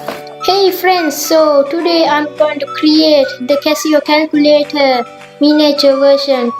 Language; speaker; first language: English; non-native, local second language; Sinhala